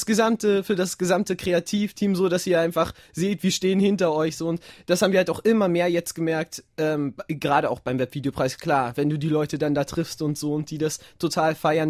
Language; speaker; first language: German; native; German